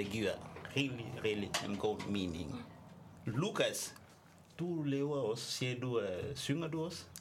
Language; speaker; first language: Danish; non-native, learner; French